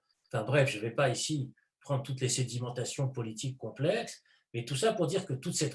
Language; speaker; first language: French; native; French